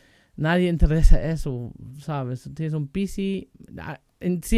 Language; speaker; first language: Spanish; non-native, fluent; German